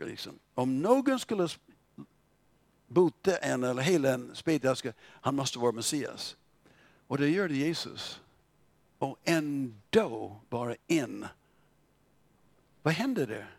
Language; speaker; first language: Swedish; non-native, fluent; English